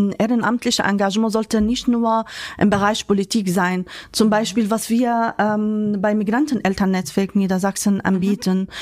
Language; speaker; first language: German; non-native, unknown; Arabic